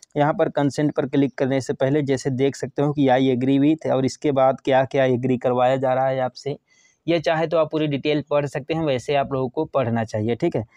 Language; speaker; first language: Hindi; native; Hindi